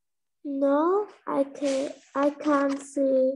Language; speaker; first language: English; non-native, learner; Vietnamese